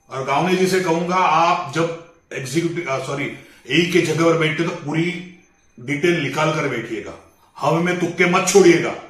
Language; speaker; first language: Hindi; non-native, local second language; Marathi